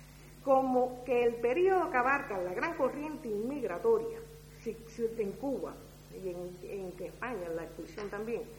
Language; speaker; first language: Spanish; native; Spanish